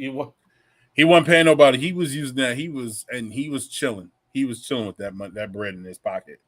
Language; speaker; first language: English; native; English